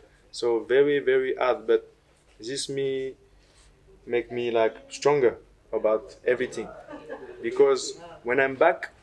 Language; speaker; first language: English; non-native, learner; French